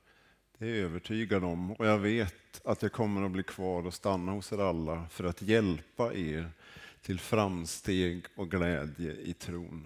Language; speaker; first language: Swedish; native; Swedish